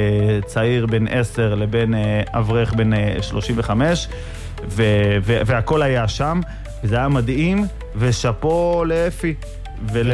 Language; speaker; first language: Hebrew; native; Hebrew